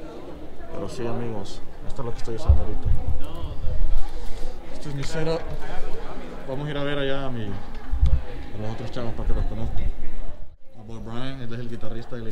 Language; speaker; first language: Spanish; early bilingual, heritage; Spanish